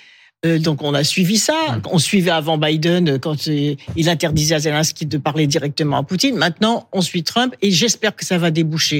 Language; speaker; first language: French; native; French